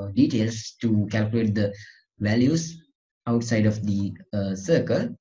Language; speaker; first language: English; non-native, local second language; Sinhala